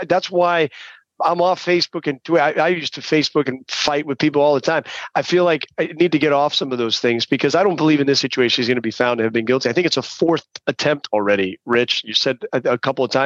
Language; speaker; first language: English; native; English